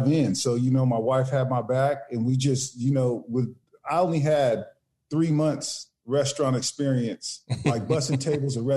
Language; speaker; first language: English; native; English